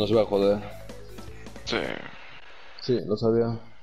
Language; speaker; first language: Spanish; native; Spanish